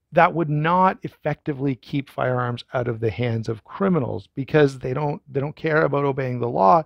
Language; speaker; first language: English; native; English